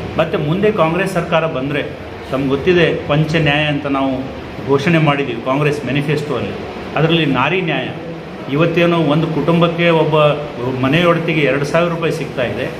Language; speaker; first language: Kannada; non-native, local second language; Lambadi